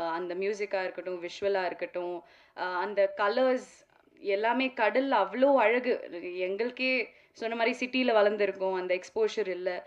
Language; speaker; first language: Tamil; non-native, local second language; Malayalam